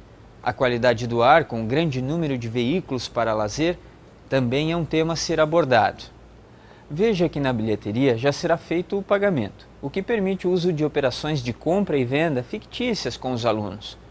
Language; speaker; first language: Portuguese; native; Portuguese